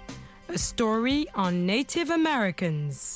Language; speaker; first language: English; non-native, fluent; French